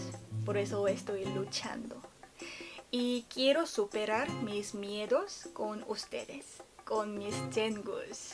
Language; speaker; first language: Spanish; non-native, fluent; Korean